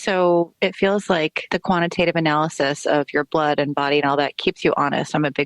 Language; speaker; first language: English; native; English